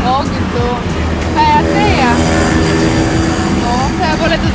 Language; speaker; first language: Indonesian; non-native, fluent; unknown